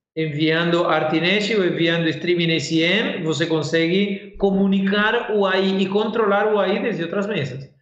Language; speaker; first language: Portuguese; non-native, fluent; Spanish